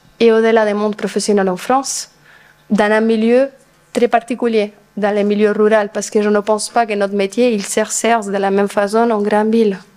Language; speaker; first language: French; non-native, fluent; Spanish